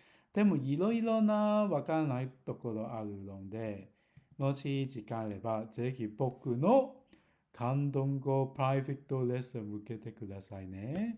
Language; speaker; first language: Japanese; non-native, learner; Cantonese